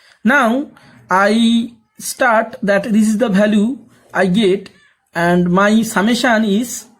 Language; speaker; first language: English; non-native, local second language; Bangla